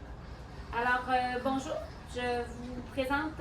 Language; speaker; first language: French; native; French